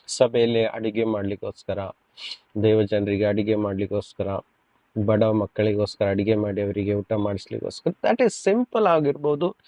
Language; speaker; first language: Kannada; non-native, local second language; Konkani